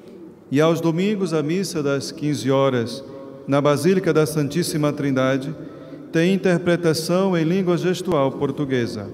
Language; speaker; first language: Portuguese; native; Portuguese